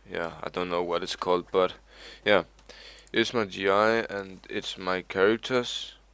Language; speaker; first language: English; non-native, learner; Danish